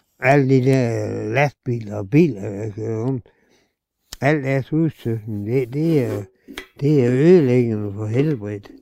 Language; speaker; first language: Danish; native; Danish